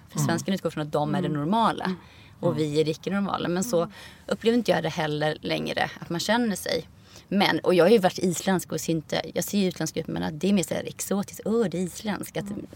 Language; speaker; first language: Swedish; early bilingual, other home language; Icelandic